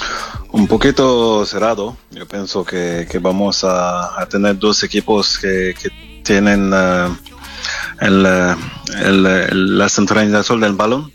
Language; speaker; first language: Spanish; non-native, fluent; French